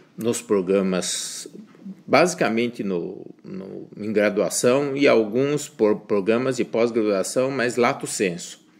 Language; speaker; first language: Portuguese; early bilingual, other home language; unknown